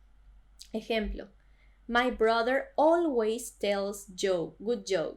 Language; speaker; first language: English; non-native, fluent; Spanish